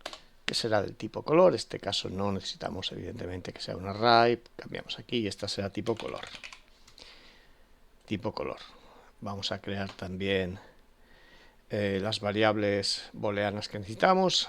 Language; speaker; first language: Spanish; native; Spanish